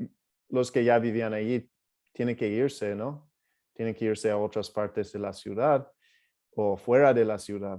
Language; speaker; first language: Spanish; non-native, fluent; English